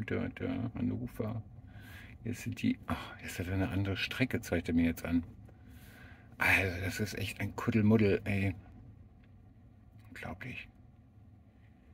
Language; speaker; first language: German; native; German